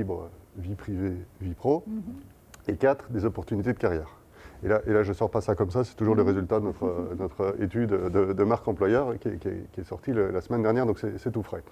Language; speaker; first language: French; native; French